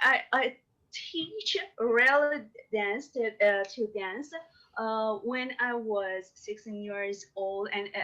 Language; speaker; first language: English; non-native, learner; Persian